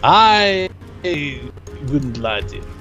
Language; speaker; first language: English; non-native, fluent; Norwegian